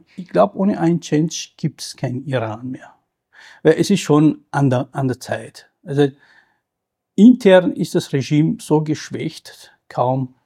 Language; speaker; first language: German; non-native, fluent; Kurdish